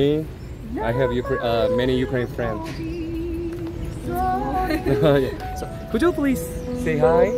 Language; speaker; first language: English; non-native, learner; Korean